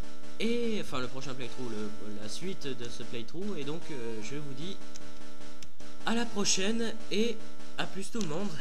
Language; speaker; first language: French; native; French